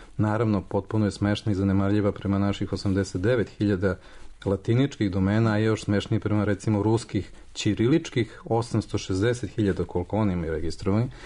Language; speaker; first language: Serbian; native; Serbian